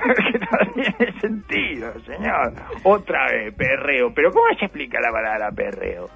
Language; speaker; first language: Spanish; native; Spanish